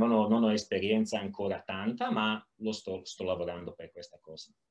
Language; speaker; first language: Italian; non-native, learner; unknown